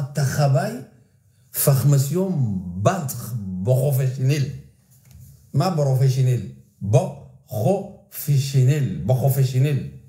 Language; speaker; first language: French; non-native, learner; Arabic